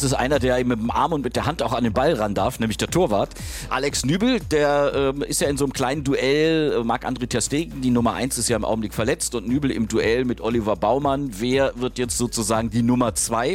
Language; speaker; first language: German; native; German